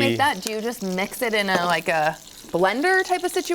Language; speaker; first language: English; native; English